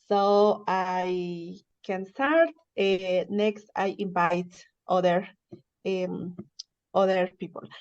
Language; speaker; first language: English; non-native, learner; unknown